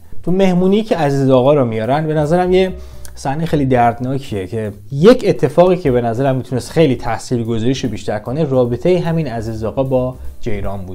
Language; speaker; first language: Persian; native; Persian